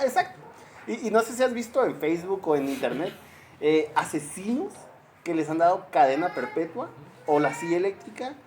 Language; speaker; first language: Spanish; native; Spanish